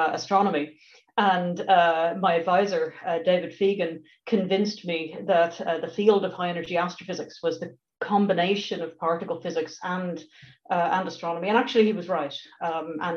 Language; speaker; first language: English; native; English